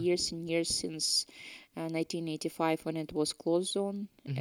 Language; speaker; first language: English; non-native, fluent; Ukrainian